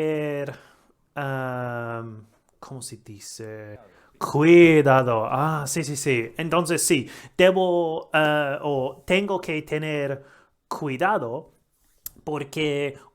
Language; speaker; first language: Spanish; non-native, learner; English